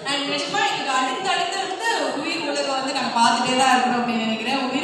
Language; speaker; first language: Tamil; native; Tamil